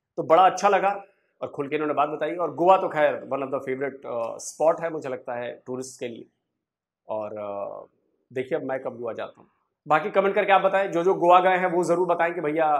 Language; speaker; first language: Hindi; native; Hindi